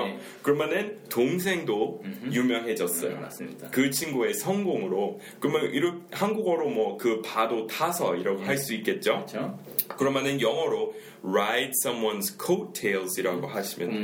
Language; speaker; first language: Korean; non-native, fluent; English